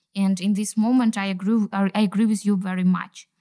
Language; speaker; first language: English; non-native, fluent; Kazakh